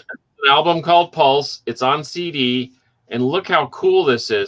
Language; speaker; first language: English; native; English